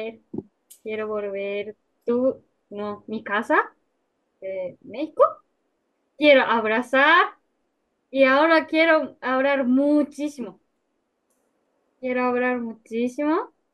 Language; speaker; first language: Spanish; non-native, learner; Japanese